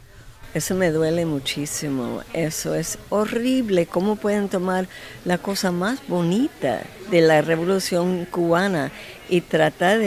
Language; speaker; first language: Spanish; non-native, fluent; English